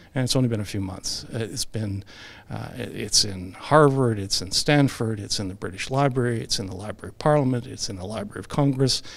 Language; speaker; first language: English; early bilingual, other home language; Ukrainian